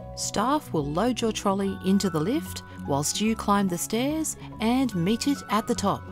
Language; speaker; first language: English; native; English